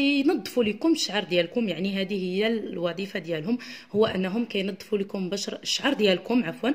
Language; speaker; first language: Arabic; native; Arabic